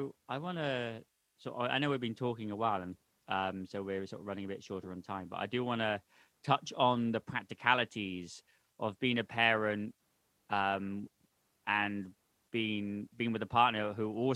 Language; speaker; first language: English; native; English